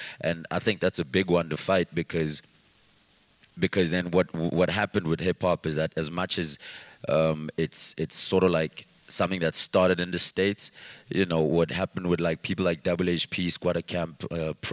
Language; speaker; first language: English; non-native, local second language; Zulu